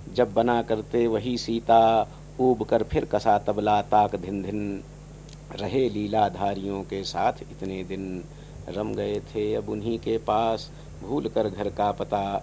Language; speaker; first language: Hindi; native; Hindi